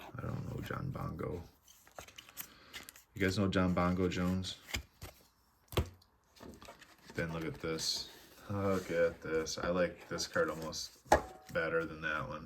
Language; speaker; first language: English; native; English